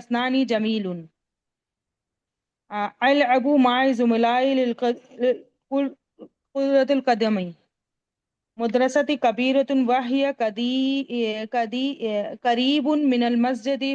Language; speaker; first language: Arabic; non-native, learner; Urdu